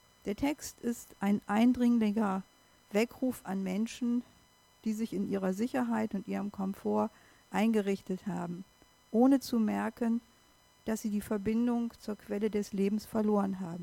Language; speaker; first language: German; native; German